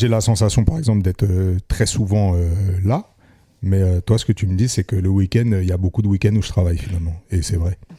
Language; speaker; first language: French; native; French